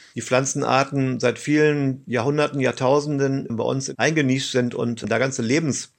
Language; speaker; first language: German; native; German